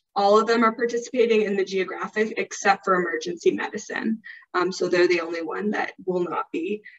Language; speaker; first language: English; native; English